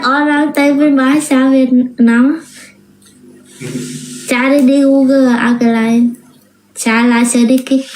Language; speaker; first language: Indonesian; non-native, learner; Vietnamese